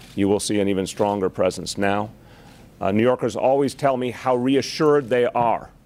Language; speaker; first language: English; native; English